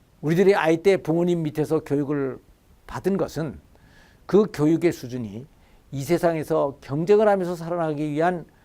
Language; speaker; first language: Korean; native; Korean